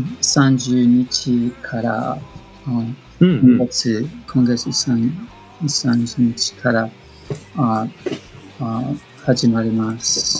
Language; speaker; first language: Japanese; non-native, learner; English